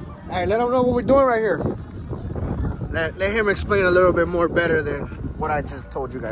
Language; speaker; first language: English; early bilingual, other home language; Spanish